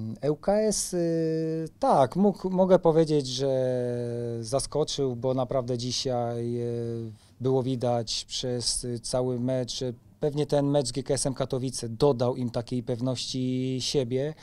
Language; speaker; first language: Polish; native; Polish